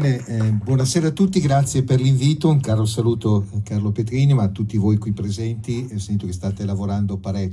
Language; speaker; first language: Italian; native; Italian